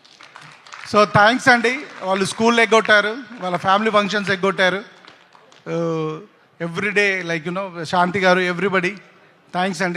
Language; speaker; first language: Telugu; native; Telugu